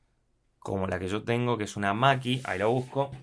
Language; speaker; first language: Spanish; native; Spanish